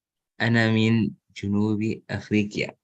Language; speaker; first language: Arabic; non-native, learner; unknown